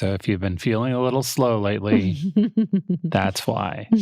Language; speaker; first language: English; native; English